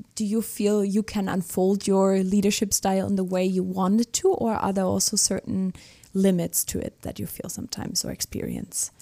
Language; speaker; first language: English; non-native, fluent; German